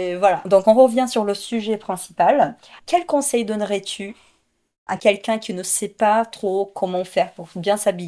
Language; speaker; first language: French; non-native, fluent; Portuguese